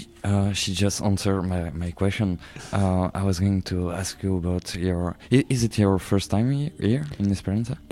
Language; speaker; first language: English; non-native, fluent; French